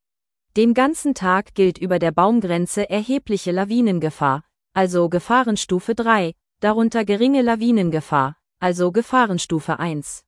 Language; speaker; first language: German; native; German